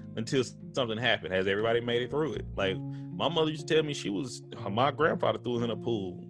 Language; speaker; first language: English; native; English